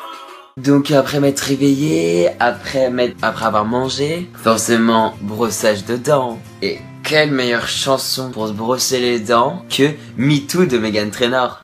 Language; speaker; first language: French; native; French